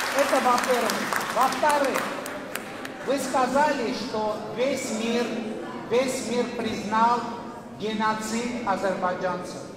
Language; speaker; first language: Russian; non-native, local second language; Armenian